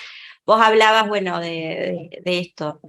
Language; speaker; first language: Spanish; native; Spanish